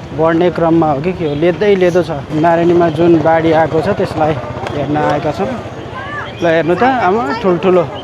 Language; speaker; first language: Nepali; native; Nepali